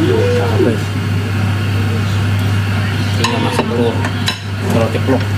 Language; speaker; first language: Indonesian; native; Indonesian